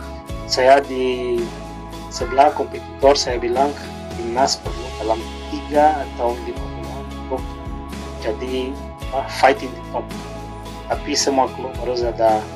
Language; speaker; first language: Indonesian; non-native, learner; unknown